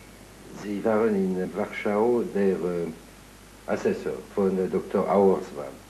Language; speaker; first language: German; non-native, learner; French